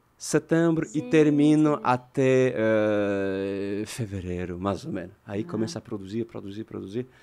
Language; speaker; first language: Portuguese; non-native, fluent; French